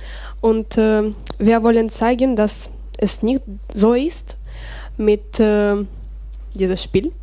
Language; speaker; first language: German; non-native, learner; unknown